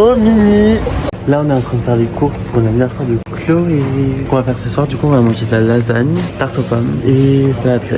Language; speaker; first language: French; native; French